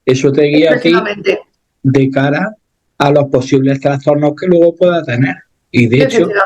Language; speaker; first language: Spanish; native; Spanish